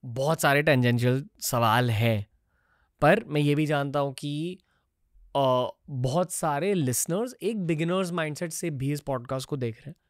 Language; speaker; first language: Hindi; native; Hindi